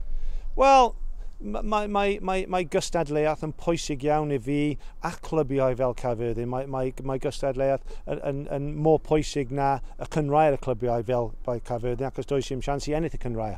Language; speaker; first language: Welsh; non-native, local second language; English